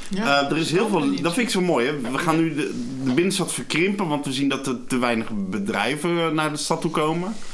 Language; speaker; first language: Dutch; native; Dutch